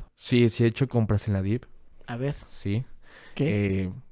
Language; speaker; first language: Spanish; native; Spanish